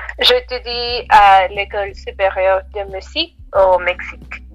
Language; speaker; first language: French; non-native, learner; Spanish